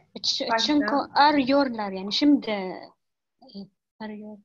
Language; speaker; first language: Turkish; non-native, learner; Arabic